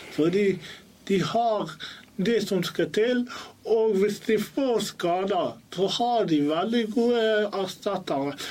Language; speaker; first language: Norwegian; early bilingual, other home language; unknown